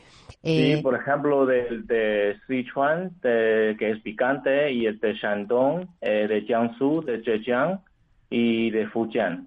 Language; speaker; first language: Spanish; non-native, fluent; Chinese